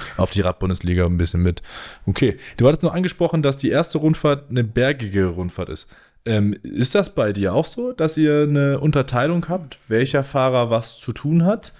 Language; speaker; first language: German; native; German